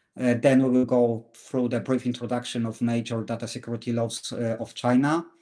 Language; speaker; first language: English; non-native, fluent; Chinese